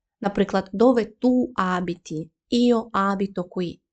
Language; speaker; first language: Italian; non-native, fluent; Ukrainian